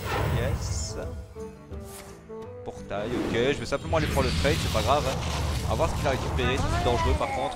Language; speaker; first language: French; native; French